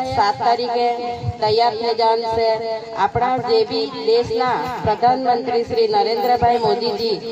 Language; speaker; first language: Gujarati; native; Gujarati